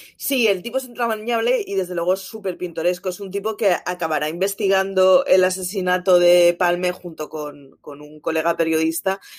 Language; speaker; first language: Spanish; native; Spanish